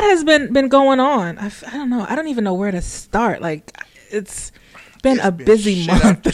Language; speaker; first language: English; native; English